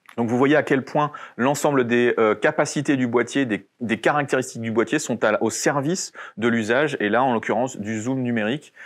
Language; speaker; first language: French; native; French